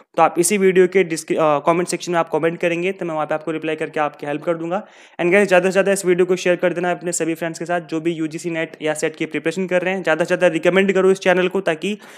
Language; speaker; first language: Hindi; native; Hindi